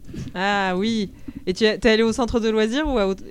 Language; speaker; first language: French; native; French